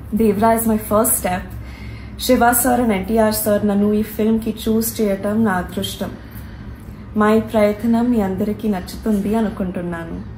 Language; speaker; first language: Telugu; non-native, learner; Hindi